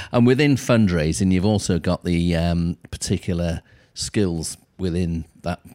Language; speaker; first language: English; native; English